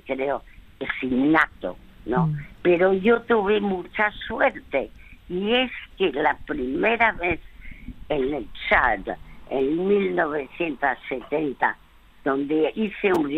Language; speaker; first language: Spanish; early bilingual, other home language; French